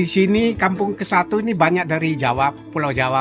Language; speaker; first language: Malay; non-native, local second language; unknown